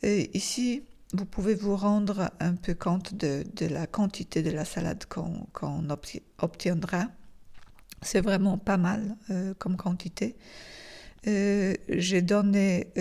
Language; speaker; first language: French; non-native, fluent; Polish